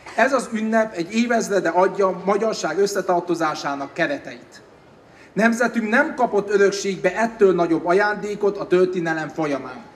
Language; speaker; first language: Hungarian; native; Hungarian